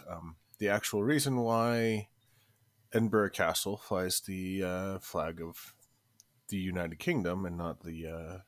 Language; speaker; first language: English; native; English